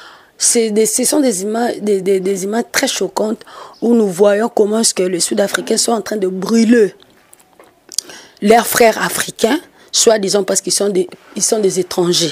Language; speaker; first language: French; non-native, local second language; Lingala